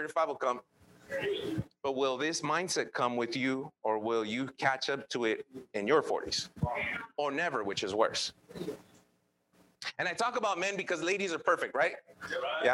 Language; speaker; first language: English; early bilingual, other home language; Spanish